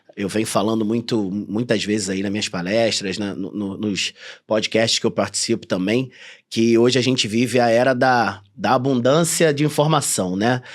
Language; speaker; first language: Portuguese; native; Portuguese